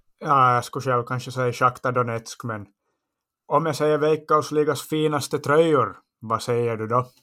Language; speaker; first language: Swedish; native; Swedish